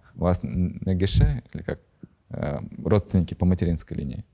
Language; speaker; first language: Russian; native; Russian